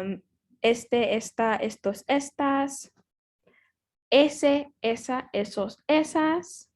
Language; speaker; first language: Spanish; non-native, learner; English